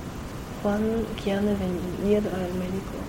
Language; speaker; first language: Spanish; non-native, learner; German